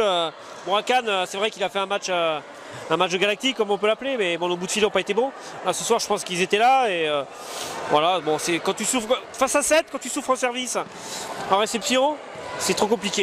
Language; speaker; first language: French; native; French